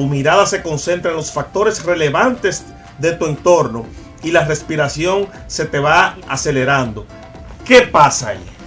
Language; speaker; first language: Spanish; native; Spanish